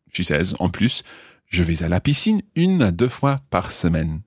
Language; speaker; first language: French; non-native, fluent; English